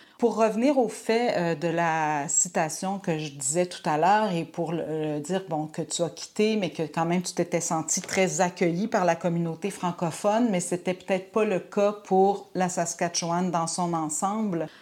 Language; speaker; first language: French; native; French